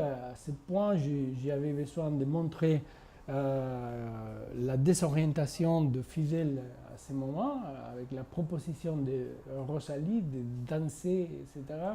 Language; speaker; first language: French; non-native, fluent; Spanish